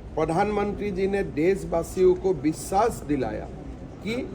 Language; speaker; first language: Hindi; non-native, local second language; Assamese